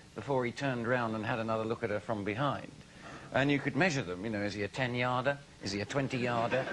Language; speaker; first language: English; native; English